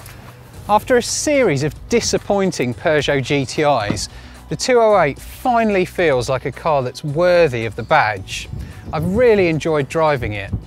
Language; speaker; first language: English; native; English